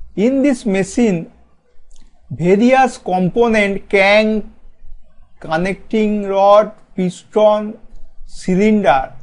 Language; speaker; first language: English; non-native, local second language; Bangla